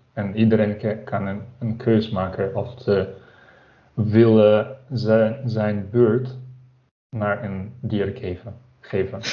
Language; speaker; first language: Dutch; non-native, learner; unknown